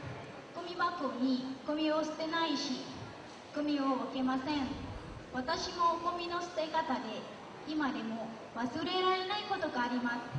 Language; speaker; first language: Japanese; non-native, learner; Lao